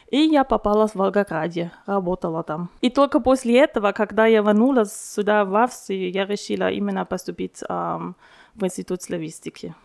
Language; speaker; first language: Russian; non-native, fluent; German